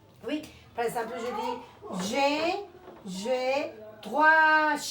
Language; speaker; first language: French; non-native, fluent; Spanish